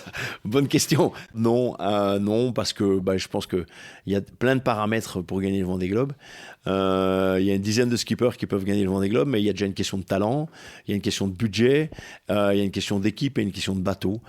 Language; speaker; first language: French; native; French